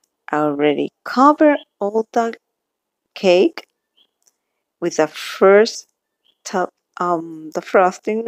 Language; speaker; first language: English; non-native, learner; Spanish